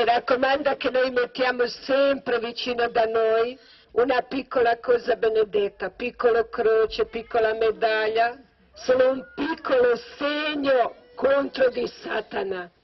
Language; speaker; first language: Italian; non-native, learner; Croatian